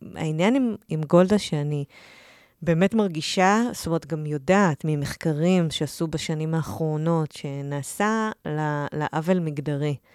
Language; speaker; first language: Hebrew; native; Hebrew